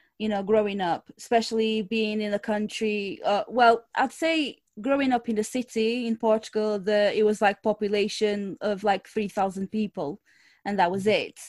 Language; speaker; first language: English; non-native, fluent; Portuguese